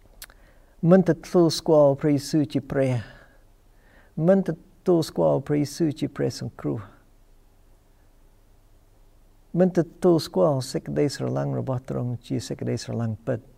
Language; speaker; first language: Khmer; non-native, fluent; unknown